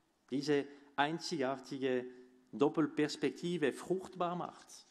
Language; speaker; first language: German; non-native, local second language; French